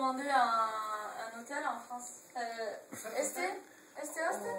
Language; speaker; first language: Spanish; non-native, learner; French